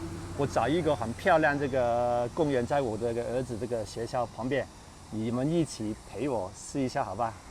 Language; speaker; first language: Chinese; non-native, local second language; Cantonese